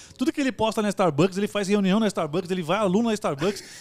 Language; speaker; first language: Portuguese; native; Portuguese